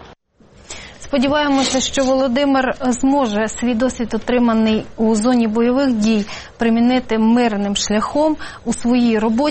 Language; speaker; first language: Ukrainian; native; Ukrainian